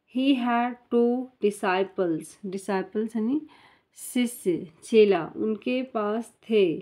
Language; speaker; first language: Hindi; native; Hindi